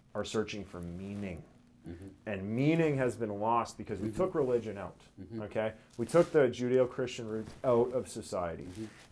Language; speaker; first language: English; native; English